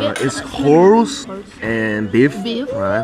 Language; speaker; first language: English; non-native, learner; Korean